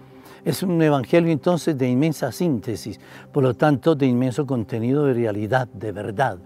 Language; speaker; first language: Spanish; native; Spanish